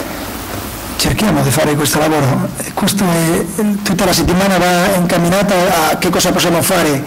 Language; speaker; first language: Italian; non-native, learner; Spanish